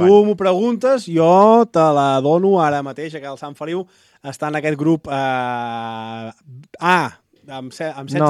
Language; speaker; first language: Catalan; native; Catalan